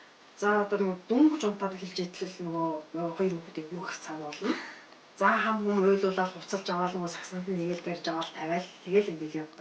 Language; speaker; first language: Mongolian; native; Mongolian